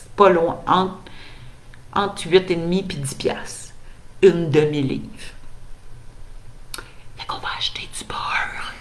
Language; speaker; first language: French; native; French